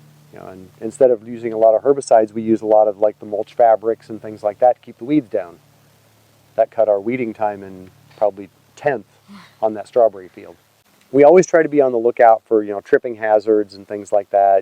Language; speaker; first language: English; native; English